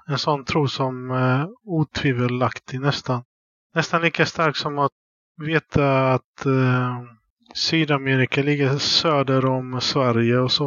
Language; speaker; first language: Swedish; early bilingual, other home language; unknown